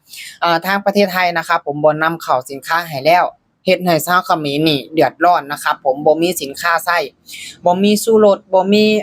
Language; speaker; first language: Thai; non-native, local second language; Lao